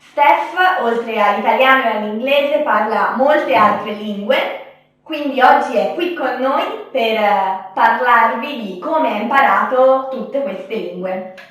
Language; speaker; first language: Italian; native; Italian